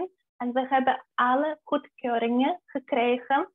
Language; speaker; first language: Dutch; non-native, fluent; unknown